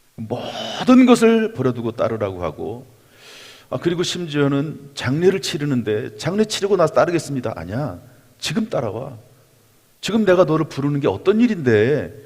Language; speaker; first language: Korean; native; Korean